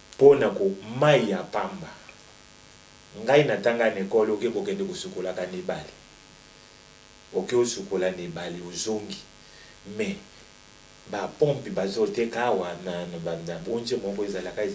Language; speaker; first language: Lingala; native; Lingala